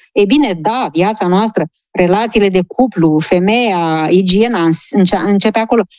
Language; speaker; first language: Romanian; native; Romanian